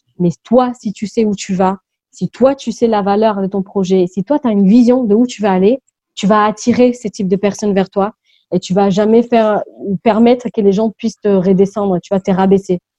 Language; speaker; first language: French; early bilingual, other home language; English